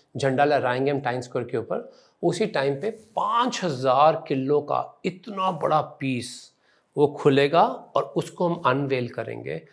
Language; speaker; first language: Hindi; non-native, local second language; Punjabi